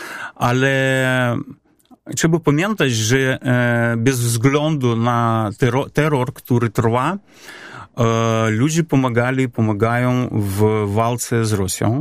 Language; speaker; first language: Polish; non-native, fluent; Belarusian